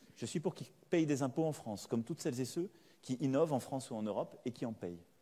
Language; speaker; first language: French; native; French